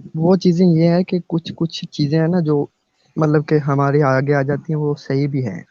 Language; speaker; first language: Urdu; non-native, local second language; Punjabi